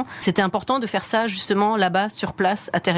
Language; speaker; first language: French; native; French